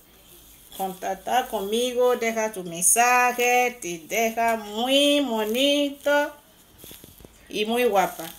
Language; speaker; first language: Spanish; non-native, learner; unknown